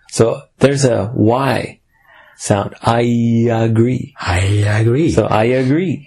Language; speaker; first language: English; native; English